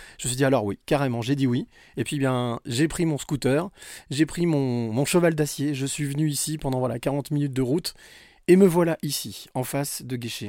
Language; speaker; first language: French; native; French